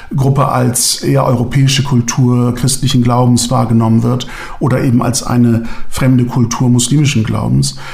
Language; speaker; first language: German; non-native, local second language; Turkish